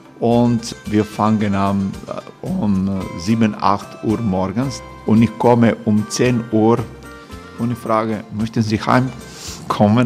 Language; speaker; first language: German; non-native, learner; Croatian